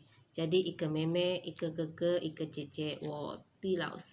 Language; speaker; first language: Chinese; non-native, learner; Indonesian